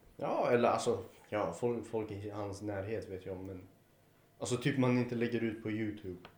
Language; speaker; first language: Swedish; early bilingual, other home language; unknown